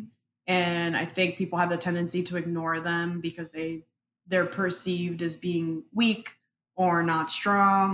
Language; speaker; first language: English; early bilingual, other home language; Spanish